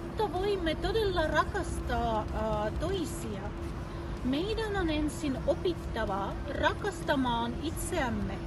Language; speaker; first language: Finnish; non-native, learner; Russian